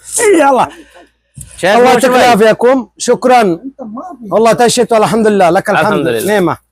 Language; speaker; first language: Arabic; non-native, learner; Bangla